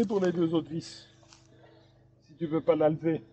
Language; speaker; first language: French; native; French